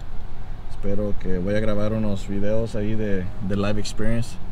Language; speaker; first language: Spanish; early bilingual, heritage; Spanish